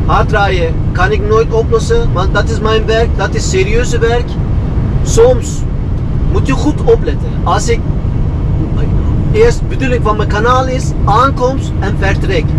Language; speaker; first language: Dutch; non-native, fluent; Turkish